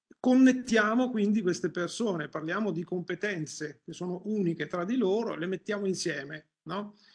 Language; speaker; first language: Italian; native; Italian